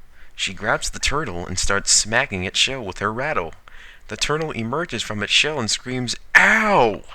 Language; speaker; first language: English; native; English